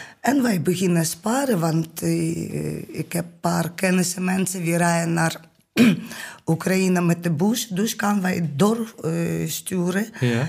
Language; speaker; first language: Dutch; non-native, learner; Ukrainian